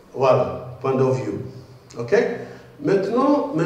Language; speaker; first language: French; non-native, local second language; Arabic